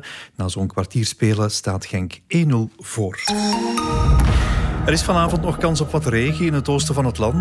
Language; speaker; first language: Dutch; native; Dutch